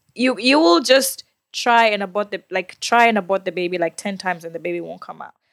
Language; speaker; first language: English; non-native, local second language; Swahili